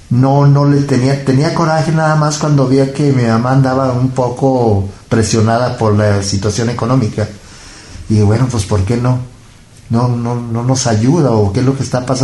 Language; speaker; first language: Spanish; native; Spanish